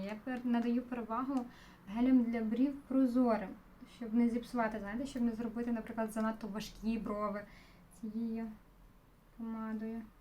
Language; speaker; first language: Ukrainian; non-native, local second language; Russian